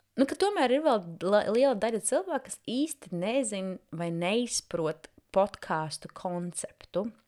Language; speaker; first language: Latvian; native; Latvian